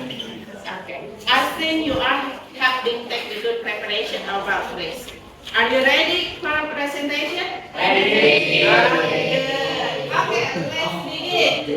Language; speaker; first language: English; non-native, fluent; Indonesian